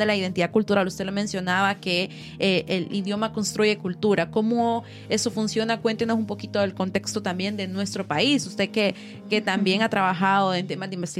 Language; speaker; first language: Spanish; native; Spanish